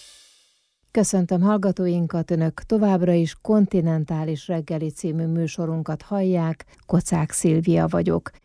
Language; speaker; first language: Hungarian; native; Hungarian